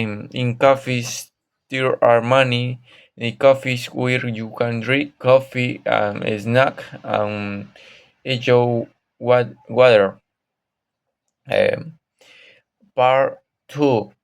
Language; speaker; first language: English; non-native, learner; Spanish